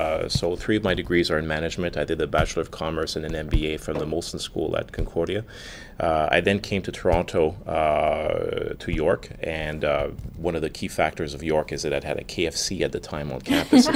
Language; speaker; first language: English; non-native, fluent; French